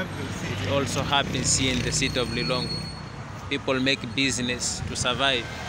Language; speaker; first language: English; non-native, fluent; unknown